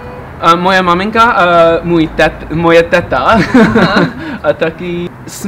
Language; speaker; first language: Czech; early bilingual, heritage; English